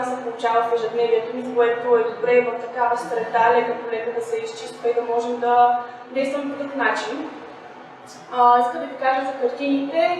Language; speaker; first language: Bulgarian; native; Bulgarian